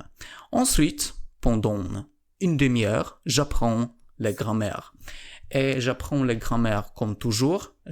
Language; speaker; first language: French; non-native, learner; Polish